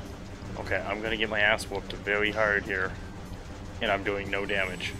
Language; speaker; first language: English; native; English